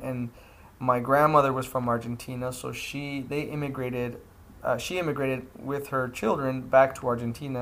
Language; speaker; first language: English; native; English